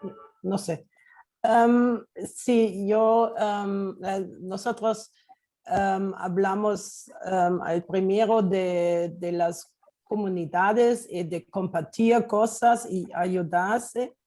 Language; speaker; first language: Spanish; non-native, fluent; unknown